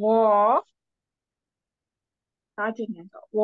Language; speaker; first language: Chinese; non-native, learner; Burmese